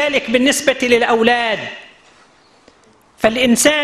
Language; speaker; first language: Arabic; native; Arabic